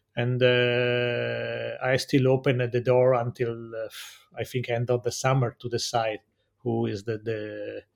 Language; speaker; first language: English; non-native, learner; Italian